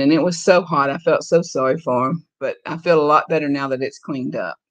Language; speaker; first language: English; native; English